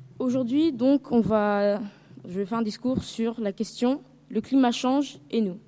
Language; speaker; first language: French; early bilingual, heritage; French